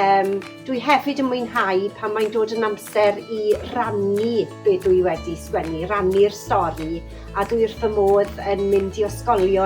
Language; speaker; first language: Welsh; native; Welsh